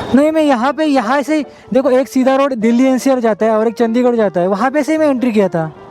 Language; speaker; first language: Hindi; non-native, local second language; Marathi